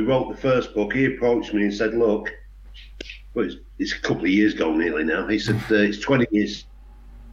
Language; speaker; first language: English; native; English